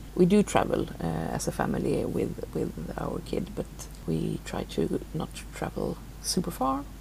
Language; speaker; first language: English; non-native, fluent; Swedish